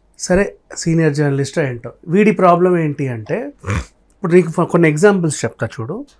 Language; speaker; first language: Telugu; native; Telugu